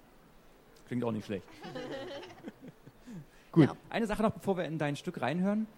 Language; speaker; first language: German; native; German